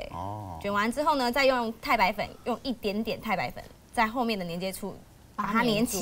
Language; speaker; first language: Chinese; native; Chinese